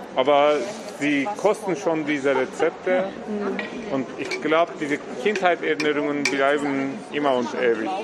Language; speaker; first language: German; non-native, fluent; Turkish